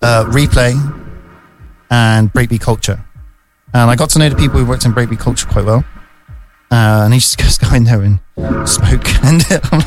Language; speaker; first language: English; native; English